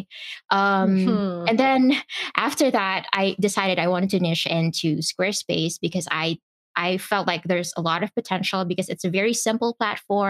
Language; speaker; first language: English; non-native, local second language; Filipino